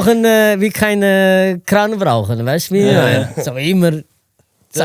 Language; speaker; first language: German; non-native, learner; Portuguese